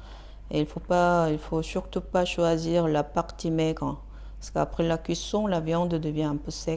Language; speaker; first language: French; non-native, fluent; Korean